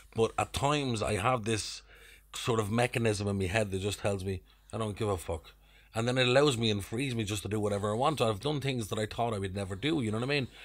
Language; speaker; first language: English; native; English